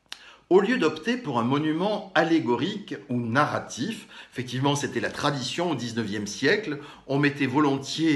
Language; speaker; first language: French; native; French